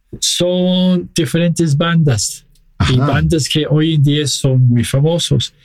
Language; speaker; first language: Spanish; non-native, fluent; English